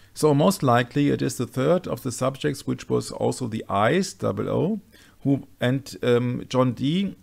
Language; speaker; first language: English; non-native, fluent; German